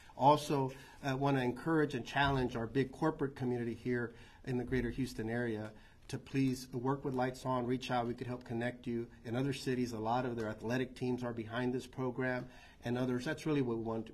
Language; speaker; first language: English; early bilingual, other home language; Spanish